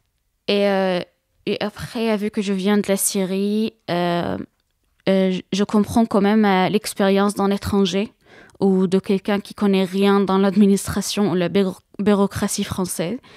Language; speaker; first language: French; non-native, fluent; Arabic